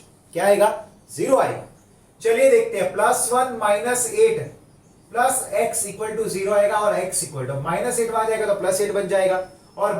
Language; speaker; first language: Hindi; non-native, local second language; Gujarati